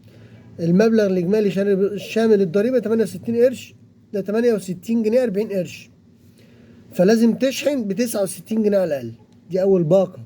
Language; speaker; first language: Arabic; native; Arabic